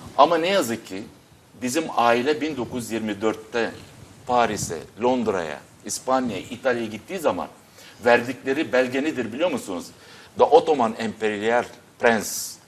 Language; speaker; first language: Turkish; early bilingual, heritage; Turkish